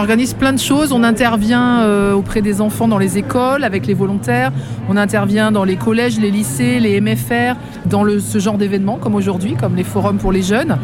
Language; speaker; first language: French; native; French